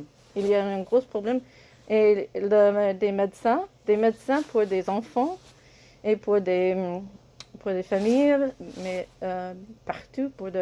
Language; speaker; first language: French; non-native, learner; English